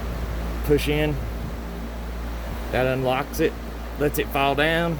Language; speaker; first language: English; native; English